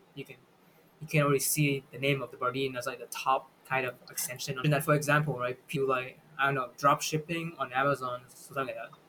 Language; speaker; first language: English; non-native, fluent; Vietnamese